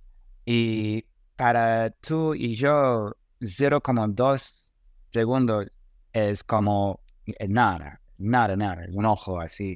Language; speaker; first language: Spanish; non-native, fluent; English